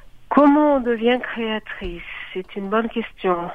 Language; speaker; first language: French; non-native, local second language; Malagasy